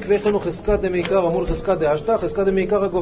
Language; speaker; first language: Hebrew; native; Hebrew